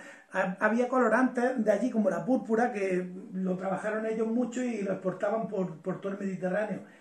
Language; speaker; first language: Spanish; native; Spanish